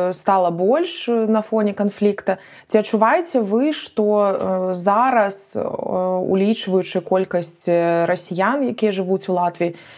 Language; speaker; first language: Belarusian; native; Belarusian